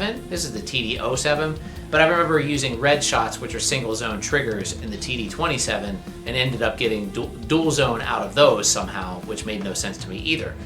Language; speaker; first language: English; native; English